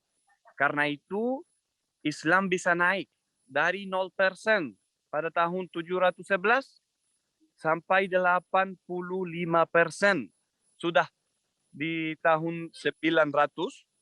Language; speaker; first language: Indonesian; non-native, fluent; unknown